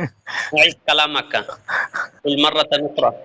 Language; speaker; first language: Arabic; non-native, fluent; Bangla